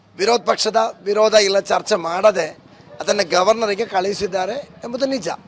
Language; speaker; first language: Kannada; native; Kannada